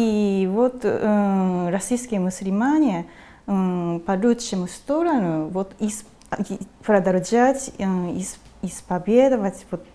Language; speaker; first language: Russian; non-native, fluent; Japanese